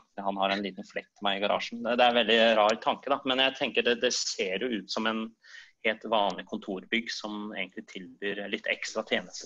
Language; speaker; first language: Norwegian; native; Norwegian